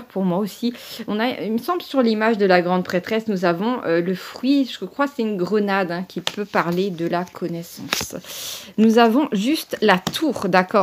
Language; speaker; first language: French; native; French